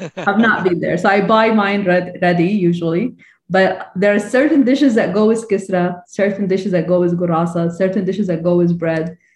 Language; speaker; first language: English; non-native, fluent; Arabic